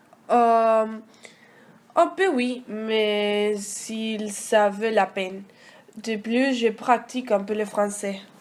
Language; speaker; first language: French; non-native, learner; Spanish